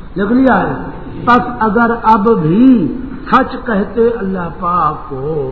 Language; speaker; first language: Urdu; non-native, local second language; Pashto